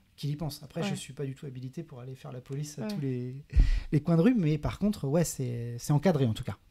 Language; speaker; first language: French; native; French